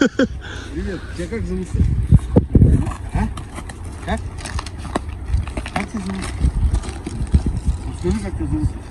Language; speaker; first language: Russian; native; Russian